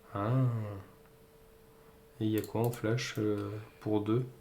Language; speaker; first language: French; native; French